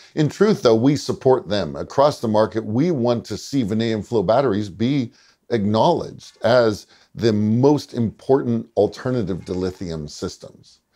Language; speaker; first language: English; native; English